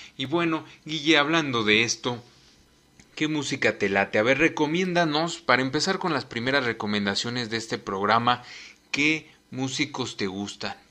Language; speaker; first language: Spanish; native; Spanish